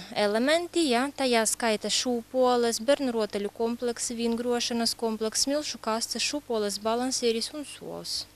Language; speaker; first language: Latvian; non-native, local second language; Russian